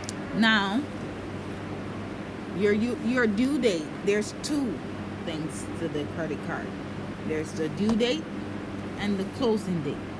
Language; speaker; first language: English; native; English